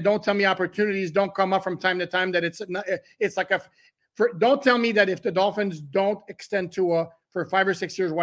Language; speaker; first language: English; native; English